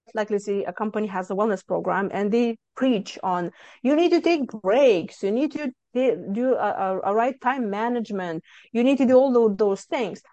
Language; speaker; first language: English; non-native, fluent; Lithuanian